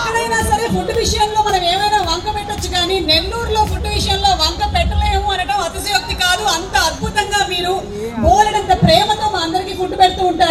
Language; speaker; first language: Telugu; native; Telugu